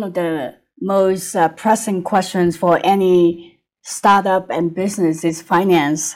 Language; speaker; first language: English; non-native, local second language; Cantonese